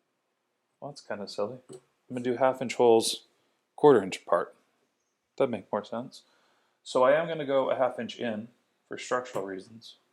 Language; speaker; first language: English; native; English